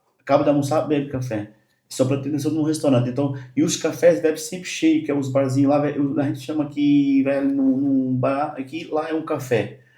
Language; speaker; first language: Portuguese; native; Portuguese